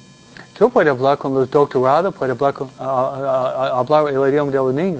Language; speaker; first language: Spanish; non-native, fluent; English